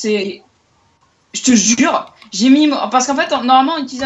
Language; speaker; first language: French; native; French